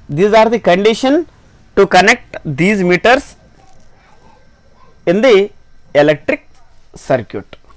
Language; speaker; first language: English; non-native, local second language; Kannada